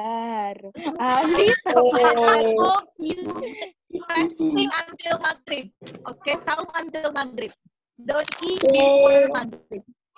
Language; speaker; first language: English; non-native, fluent; Indonesian